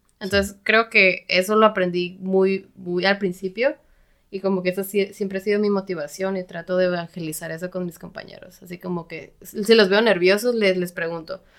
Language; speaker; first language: Spanish; native; Spanish